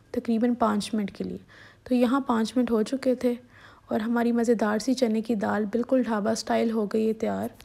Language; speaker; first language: Urdu; non-native, local second language; Punjabi